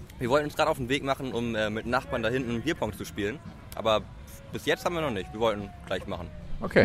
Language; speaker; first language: German; native; German